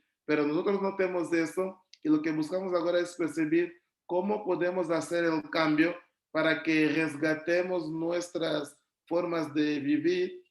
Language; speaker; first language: Spanish; non-native, fluent; Portuguese